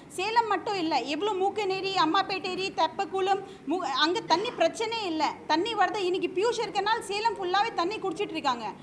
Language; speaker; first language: Tamil; non-native, local second language; Hindi